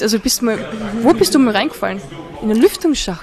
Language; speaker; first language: German; native; German